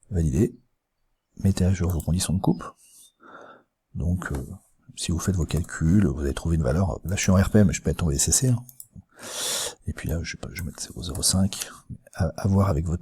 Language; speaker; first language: French; native; French